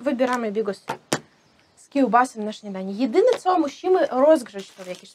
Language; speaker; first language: Polish; non-native, fluent; Russian